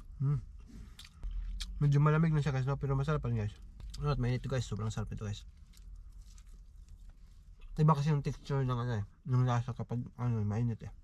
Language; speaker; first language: Filipino; native; Filipino